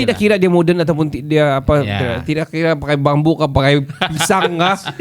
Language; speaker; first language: Malay; native; Malay